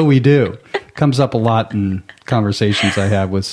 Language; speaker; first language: English; native; English